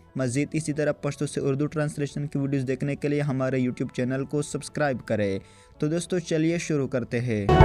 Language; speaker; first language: Urdu; non-native, local second language; Pashto